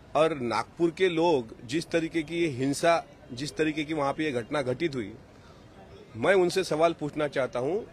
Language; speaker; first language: Hindi; non-native, local second language; Marathi